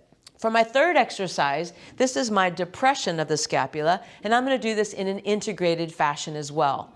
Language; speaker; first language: English; native; English